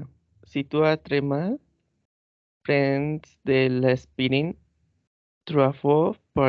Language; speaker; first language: French; non-native, learner; Spanish